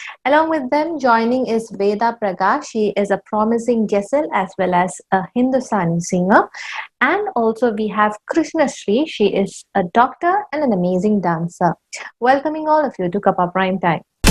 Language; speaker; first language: English; non-native, local second language; Malayalam